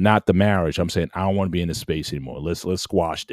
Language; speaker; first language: English; native; English